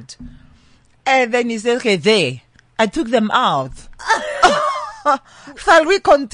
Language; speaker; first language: English; non-native, local second language; Northern Sotho